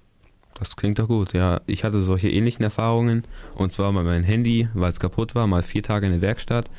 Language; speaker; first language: German; native; German